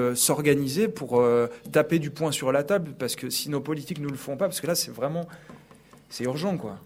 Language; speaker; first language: French; native; French